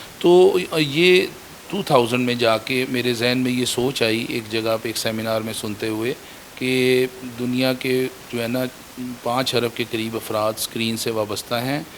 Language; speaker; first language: Urdu; native; Urdu